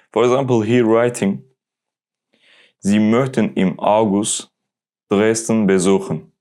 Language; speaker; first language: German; non-native, learner; Turkish